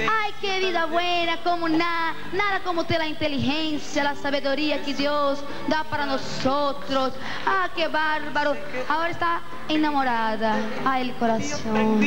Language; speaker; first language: Spanish; non-native, fluent; Portuguese